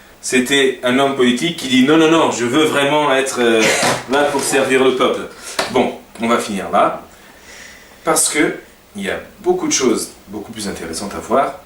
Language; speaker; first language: French; non-native, fluent; Portuguese